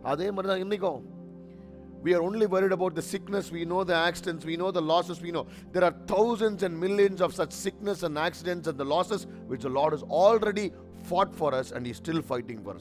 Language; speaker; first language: English; non-native, local second language; Tamil